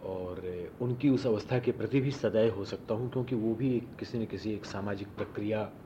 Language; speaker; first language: Hindi; non-native, local second language; Marwari